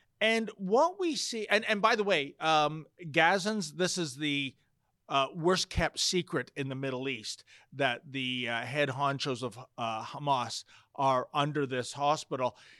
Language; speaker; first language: English; native; English